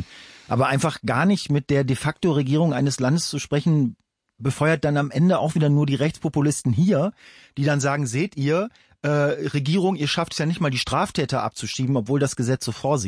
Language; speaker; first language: German; native; German